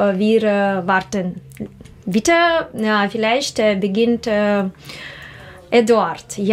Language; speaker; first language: German; non-native, learner; Russian